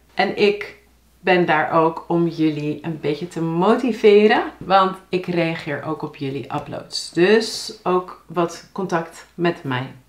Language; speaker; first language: Dutch; native; Dutch